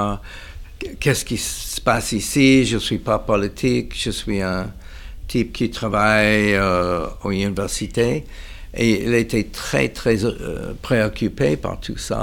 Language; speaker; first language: French; non-native, fluent; English